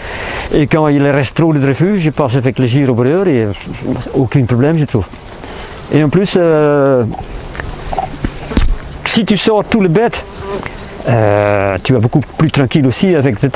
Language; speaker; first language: French; non-native, fluent; Dutch